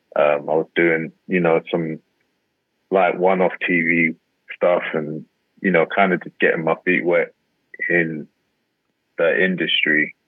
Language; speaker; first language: English; native; English